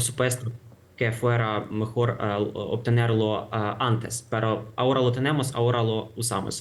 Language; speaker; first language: Spanish; non-native, fluent; Ukrainian